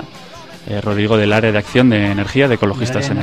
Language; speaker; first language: Spanish; native; Spanish